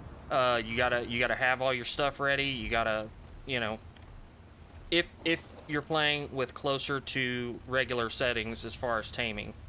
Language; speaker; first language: English; native; English